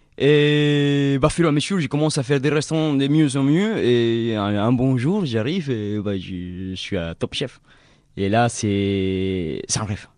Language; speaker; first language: French; non-native, fluent; Spanish